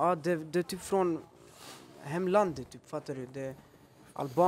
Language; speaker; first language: Swedish; early bilingual, other home language; Albanian